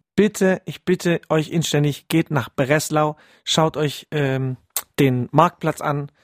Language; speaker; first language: German; early bilingual, other home language; Polish